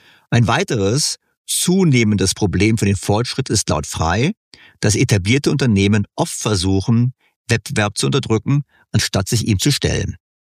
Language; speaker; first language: German; native; German